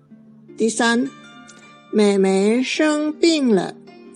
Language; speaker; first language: Chinese; non-native, fluent; Indonesian